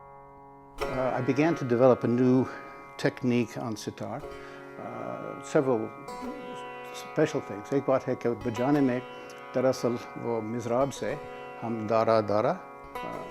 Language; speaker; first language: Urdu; non-native, fluent; English